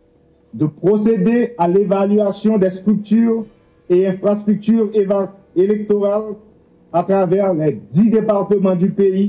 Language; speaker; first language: French; non-native, local second language; Haitian Creole